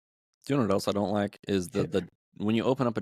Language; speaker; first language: English; native; English